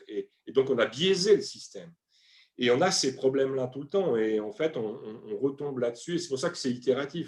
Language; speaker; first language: French; native; French